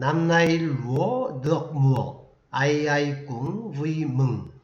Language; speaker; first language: Vietnamese; non-native, fluent; Korean